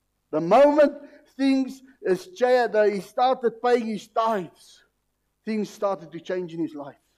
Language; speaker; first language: English; non-native, local second language; Afrikaans